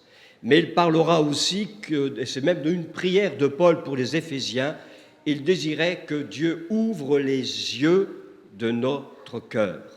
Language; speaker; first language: French; native; French